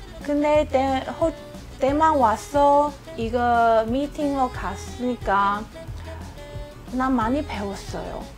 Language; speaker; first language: Korean; non-native, learner; Min Nan Chinese